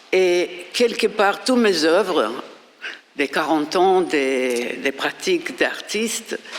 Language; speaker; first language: French; non-native, fluent; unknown